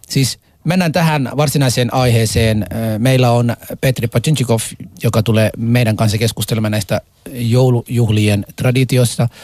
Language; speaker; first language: Finnish; non-native, fluent; Somali